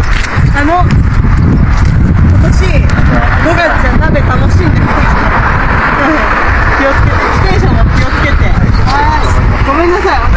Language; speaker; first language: Japanese; native; Japanese